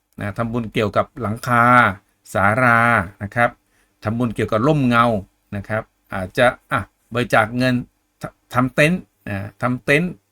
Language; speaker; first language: Thai; native; Thai